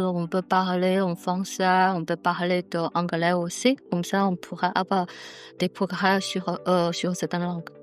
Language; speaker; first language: French; non-native, learner; Chinese